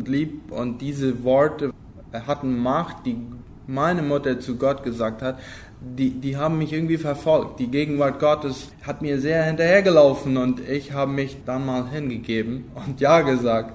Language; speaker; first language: German; non-native, local second language; Low German